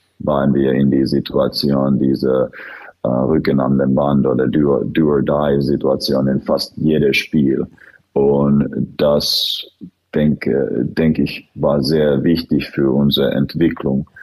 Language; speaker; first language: German; non-native, fluent; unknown